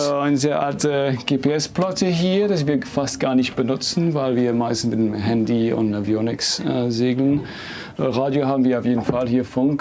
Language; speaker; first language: German; non-native, fluent; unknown